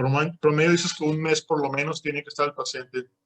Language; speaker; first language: Spanish; native; Spanish